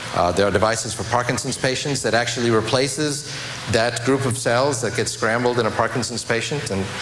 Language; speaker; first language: English; native; English